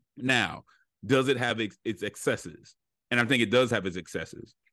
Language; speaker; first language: English; native; English